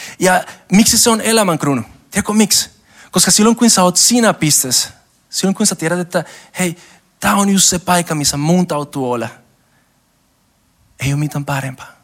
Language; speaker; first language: Finnish; non-native, learner; Spanish